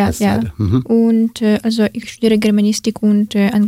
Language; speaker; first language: German; non-native, learner; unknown